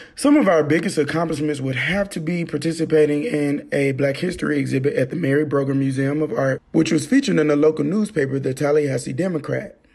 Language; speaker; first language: English; native; English